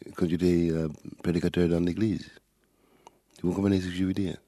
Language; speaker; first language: French; non-native, fluent; English